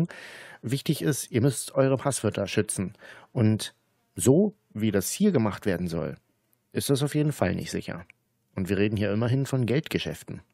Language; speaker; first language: German; native; German